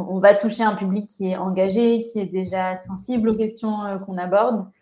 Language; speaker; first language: French; native; French